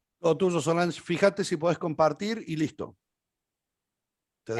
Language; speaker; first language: Spanish; native; Spanish